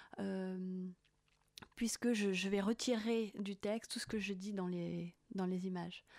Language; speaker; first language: French; native; French